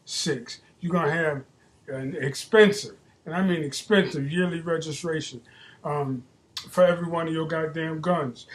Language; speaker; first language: English; native; English